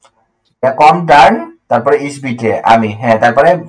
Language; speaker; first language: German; non-native, fluent; Bangla